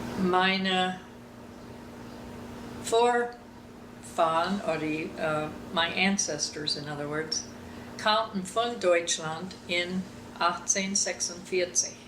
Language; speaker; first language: German; early bilingual, heritage; German